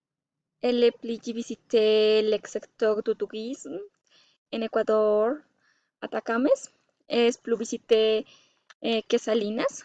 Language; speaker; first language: French; non-native, learner; Spanish